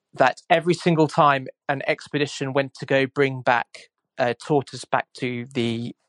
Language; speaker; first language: English; native; English